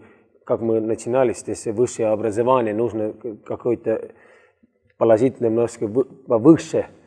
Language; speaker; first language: Russian; non-native, learner; Estonian